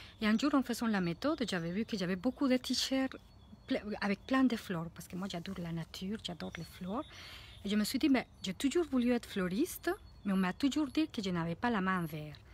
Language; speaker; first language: French; non-native, fluent; Spanish